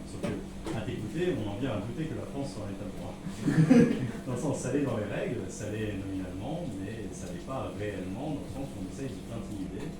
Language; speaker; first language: French; native; French